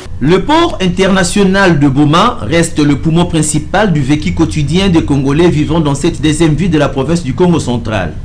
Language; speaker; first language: French; non-native, local second language; Lingala